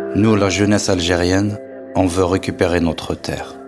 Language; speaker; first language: French; non-native, local second language; Kabyle